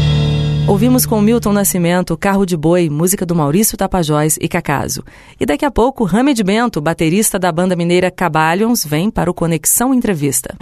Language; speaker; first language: Portuguese; native; Portuguese